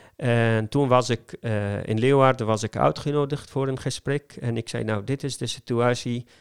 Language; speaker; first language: Dutch; non-native, fluent; Arabic